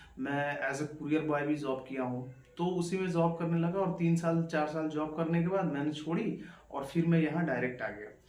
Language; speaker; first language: Hindi; native; Hindi